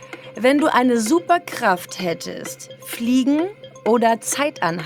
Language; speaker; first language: German; native; German